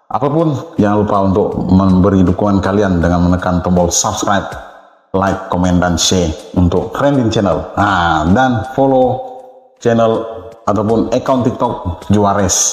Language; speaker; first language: Malay; native; Malay